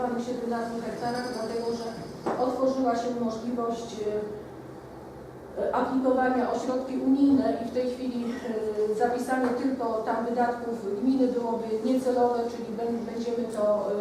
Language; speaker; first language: Polish; native; Polish